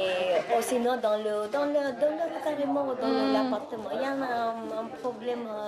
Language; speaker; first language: French; non-native, learner; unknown